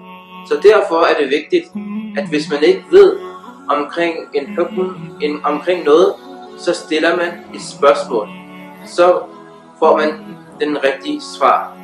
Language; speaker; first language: Danish; early bilingual, other home language; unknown